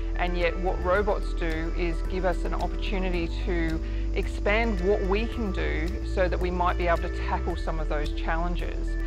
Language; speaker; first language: English; native; English